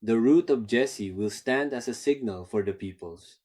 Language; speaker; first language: English; non-native, local second language; Filipino